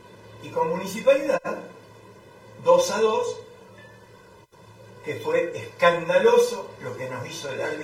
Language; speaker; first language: Spanish; native; Spanish